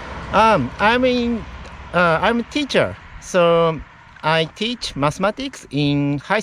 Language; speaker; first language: English; non-native, learner; Japanese